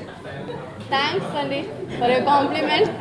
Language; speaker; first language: Telugu; non-native, learner; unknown